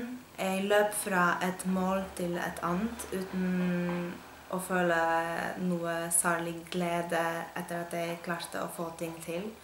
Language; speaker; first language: Norwegian; non-native, fluent; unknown